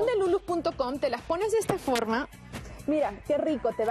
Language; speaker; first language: Spanish; native; Spanish